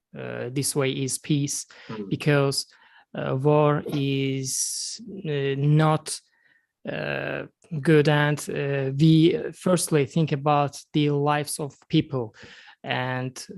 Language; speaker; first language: English; non-native, learner; Azerbaijani